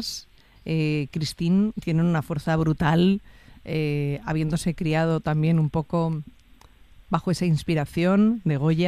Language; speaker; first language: Spanish; native; Spanish